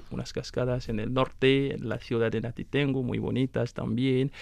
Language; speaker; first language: Spanish; non-native, fluent; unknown